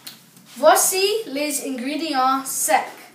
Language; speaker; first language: French; non-native, learner; English